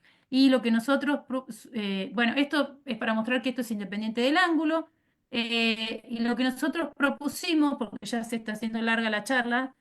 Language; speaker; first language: Spanish; native; Spanish